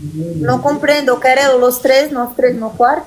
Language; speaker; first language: Spanish; non-native, learner; Portuguese